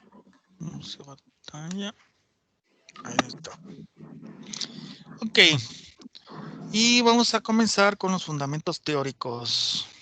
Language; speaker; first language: Spanish; native; Spanish